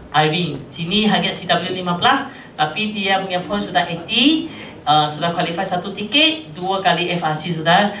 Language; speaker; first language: Malay; non-native, local second language; Chinese